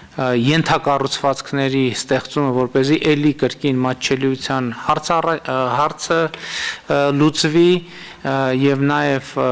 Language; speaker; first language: Armenian; native; Armenian